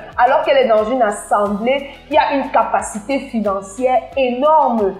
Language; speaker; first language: French; native; French